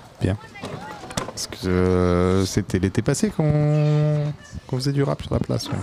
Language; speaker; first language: French; native; French